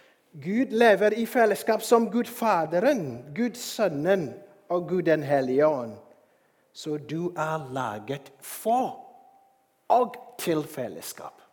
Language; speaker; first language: Norwegian; non-native, fluent; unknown